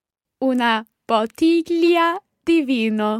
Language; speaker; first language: Italian; non-native, learner; English